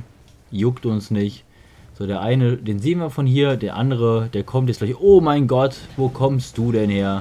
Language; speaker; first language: German; native; German